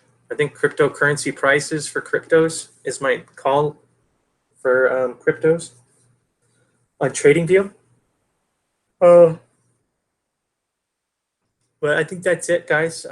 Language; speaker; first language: English; native; English